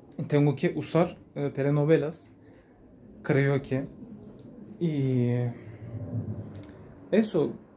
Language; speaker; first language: Spanish; non-native, learner; Turkish